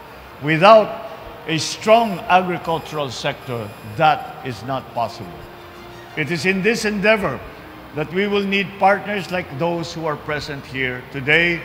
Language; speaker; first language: English; non-native, local second language; Filipino